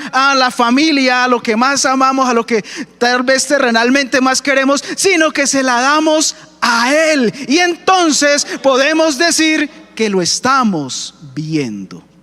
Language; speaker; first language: Spanish; native; Spanish